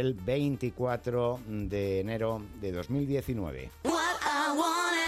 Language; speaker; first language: Spanish; native; Spanish